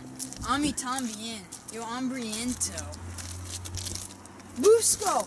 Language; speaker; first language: Spanish; non-native, learner; English